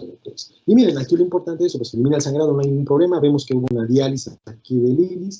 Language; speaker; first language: Spanish; native; Spanish